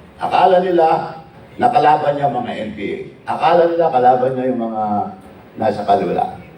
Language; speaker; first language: Filipino; non-native, local second language; Iloko